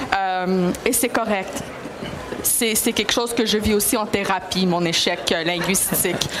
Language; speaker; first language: French; early bilingual, other home language; Greek